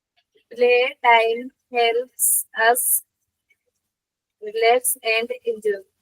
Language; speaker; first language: English; non-native, learner; Hindi